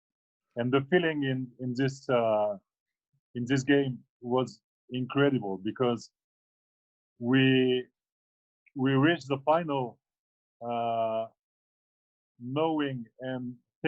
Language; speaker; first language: English; non-native, fluent; French